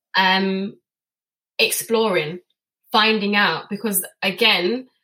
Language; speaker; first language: English; native; English